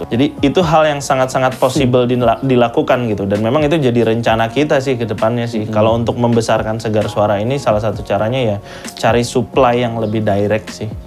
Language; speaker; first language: Indonesian; native; Indonesian